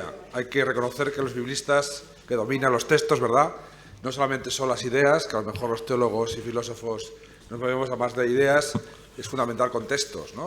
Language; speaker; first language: Spanish; native; Spanish